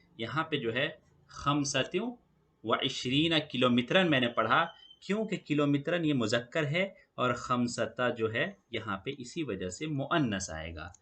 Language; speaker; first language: Urdu; native; Urdu